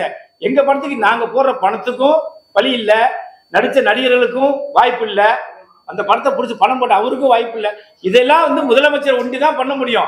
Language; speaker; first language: Tamil; native; Tamil